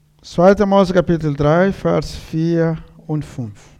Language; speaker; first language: German; non-native, learner; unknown